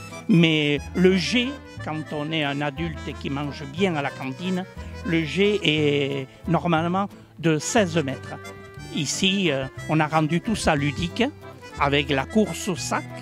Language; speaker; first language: French; native; French